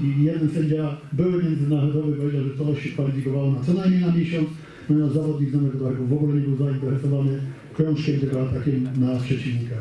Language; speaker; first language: Polish; native; Polish